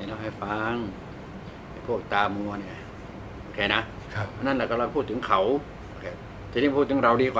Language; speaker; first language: Thai; native; Thai